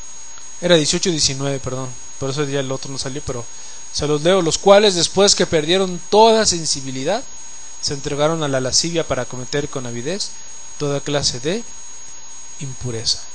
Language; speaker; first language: Spanish; native; Spanish